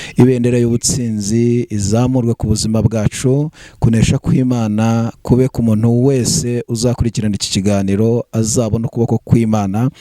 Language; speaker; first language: Kinyarwanda; native; Kinyarwanda